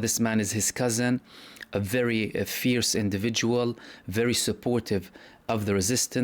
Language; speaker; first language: English; non-native, fluent; Arabic